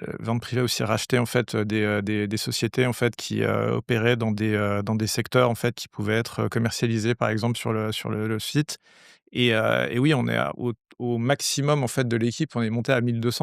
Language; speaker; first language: French; native; French